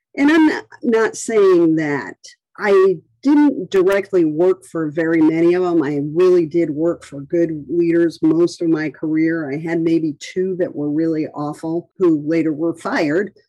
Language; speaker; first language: English; native; English